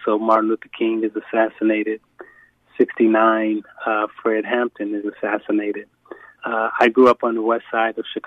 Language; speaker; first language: English; native; English